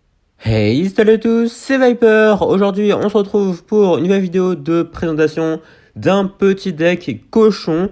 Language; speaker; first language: French; native; French